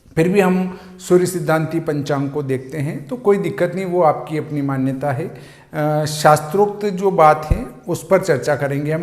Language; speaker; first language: Hindi; native; Hindi